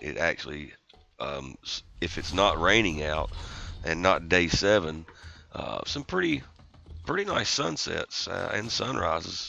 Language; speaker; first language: English; native; English